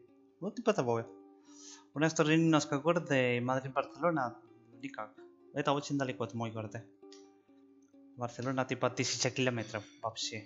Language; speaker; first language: Russian; non-native, learner; Spanish